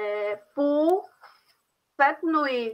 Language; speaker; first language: French; non-native, learner; Portuguese